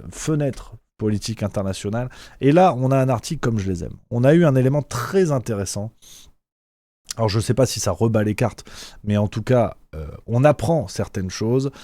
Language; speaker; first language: French; native; French